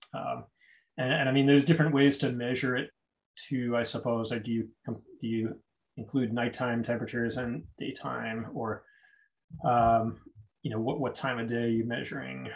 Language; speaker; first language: English; native; English